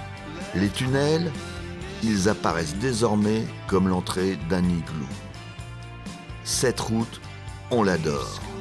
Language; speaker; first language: French; native; French